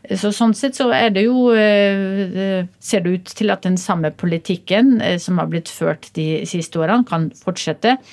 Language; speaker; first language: Norwegian; early bilingual, other home language; Polish